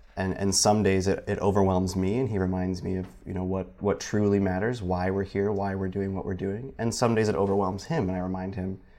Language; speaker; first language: English; native; English